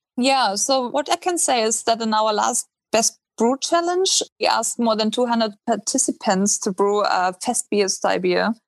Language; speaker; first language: English; non-native, fluent; German